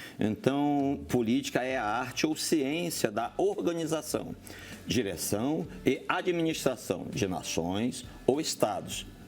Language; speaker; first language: Portuguese; native; Portuguese